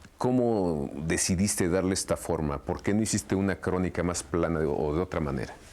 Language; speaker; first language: Spanish; native; Spanish